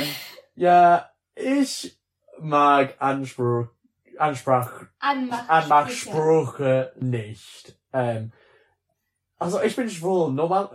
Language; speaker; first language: German; non-native, learner; English